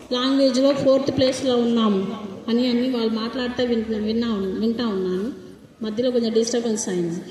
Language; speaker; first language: Telugu; non-native, local second language; Tamil